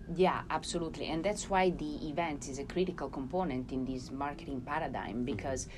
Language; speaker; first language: English; non-native, fluent; Italian